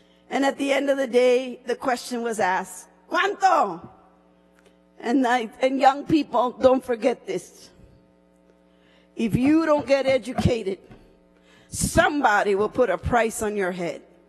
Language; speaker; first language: English; early bilingual, other home language; Spanish